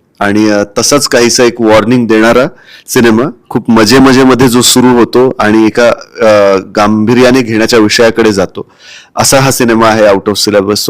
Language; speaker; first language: Marathi; native; Marathi